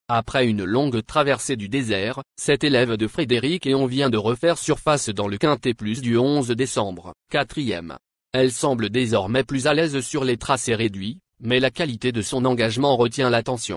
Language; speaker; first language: French; native; French